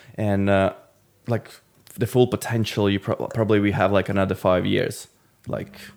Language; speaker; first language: English; non-native, fluent; Latvian